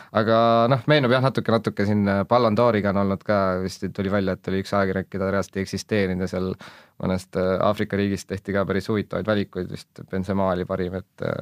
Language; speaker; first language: Estonian; native; Estonian